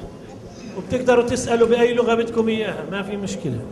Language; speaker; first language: Arabic; native; Arabic